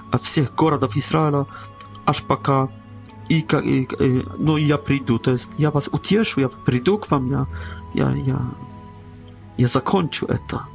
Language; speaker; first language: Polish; non-native, learner; Russian